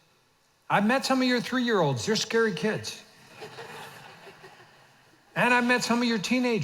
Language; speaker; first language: English; native; English